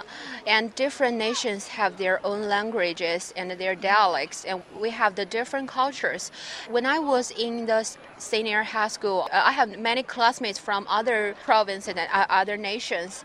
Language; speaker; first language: English; non-native, learner; Chinese